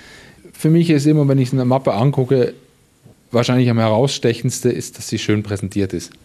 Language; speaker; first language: German; native; German